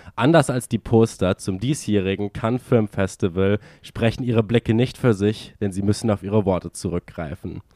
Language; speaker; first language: German; native; German